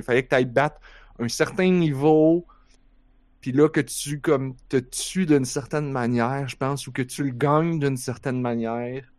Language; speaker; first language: French; native; French